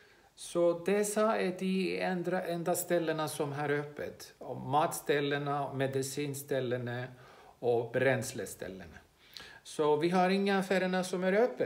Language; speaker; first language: Swedish; non-native, fluent; Greek